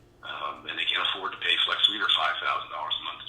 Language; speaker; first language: English; native; English